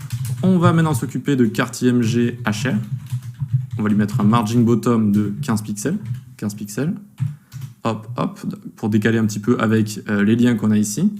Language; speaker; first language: French; native; French